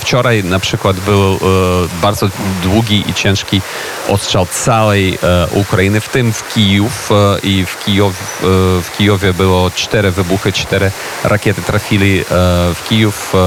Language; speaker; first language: Polish; non-native, fluent; Ukrainian